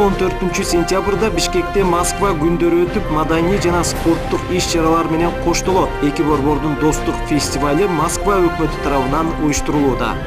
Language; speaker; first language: Kyrgyz; native; Kyrgyz